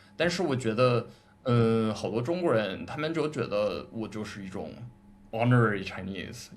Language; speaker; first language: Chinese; non-native, fluent; English